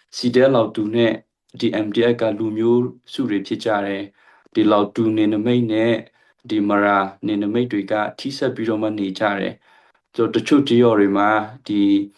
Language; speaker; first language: Burmese; non-native, local second language; Hakha Chin